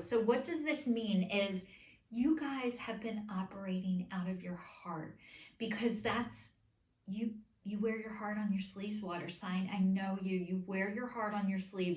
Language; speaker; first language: English; native; English